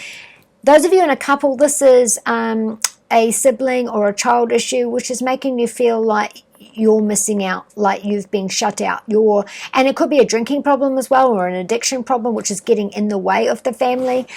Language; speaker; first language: English; native; English